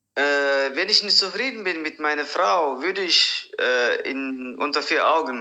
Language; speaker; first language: German; non-native, fluent; Tigrinya